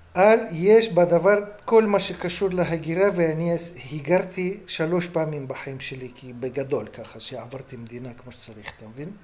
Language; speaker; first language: Hebrew; non-native, fluent; Russian